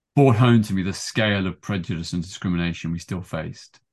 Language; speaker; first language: English; native; English